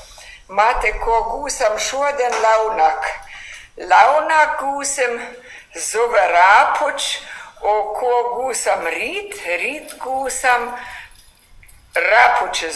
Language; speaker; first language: Latvian; early bilingual, heritage; Latvian